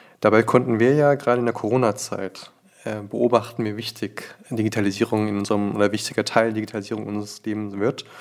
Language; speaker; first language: German; early bilingual, other home language; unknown